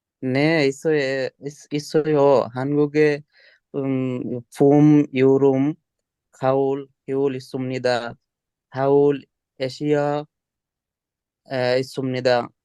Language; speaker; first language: Korean; non-native, learner; Bangla